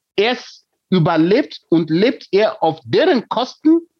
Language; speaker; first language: German; non-native, fluent; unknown